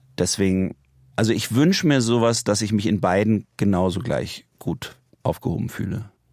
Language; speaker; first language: German; native; German